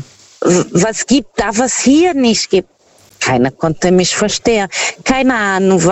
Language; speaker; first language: German; non-native, fluent; Portuguese